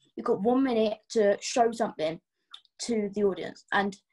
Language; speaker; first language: English; native; English